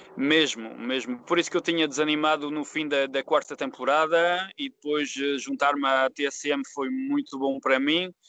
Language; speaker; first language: Portuguese; early bilingual, heritage; Portuguese